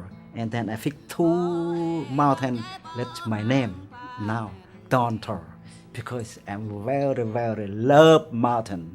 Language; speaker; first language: English; non-native, learner; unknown